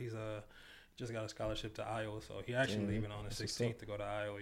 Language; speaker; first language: English; native; English